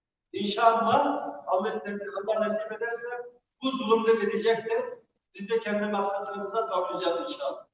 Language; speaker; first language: Turkish; non-native, fluent; Uyghur